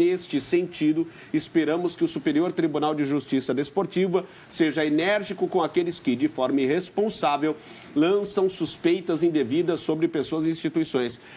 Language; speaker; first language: Portuguese; native; Portuguese